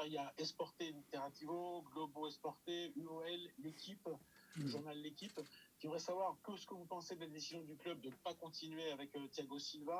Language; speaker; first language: French; native; French